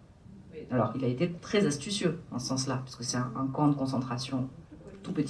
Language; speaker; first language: French; native; French